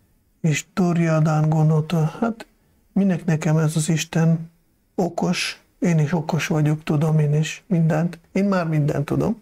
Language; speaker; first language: Hungarian; non-native, fluent; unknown